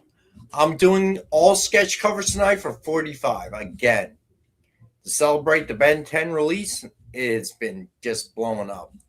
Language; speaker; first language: English; native; English